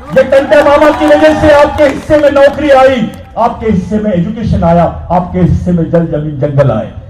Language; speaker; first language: Hindi; non-native, local second language; Marathi